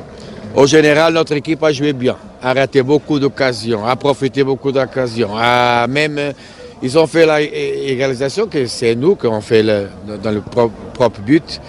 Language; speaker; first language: French; non-native, fluent; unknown